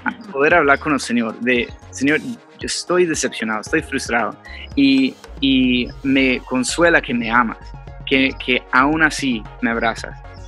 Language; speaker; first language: Spanish; non-native, fluent; English